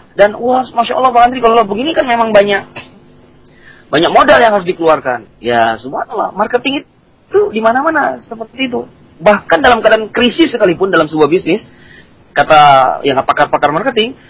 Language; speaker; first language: Indonesian; native; Indonesian